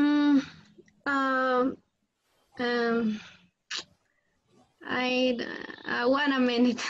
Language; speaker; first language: English; non-native, learner; Spanish